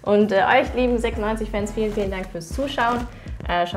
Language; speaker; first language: German; native; German